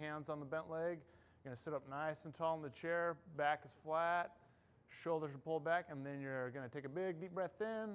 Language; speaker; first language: English; native; English